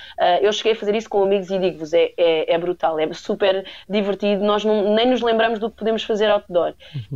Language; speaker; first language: Portuguese; native; Portuguese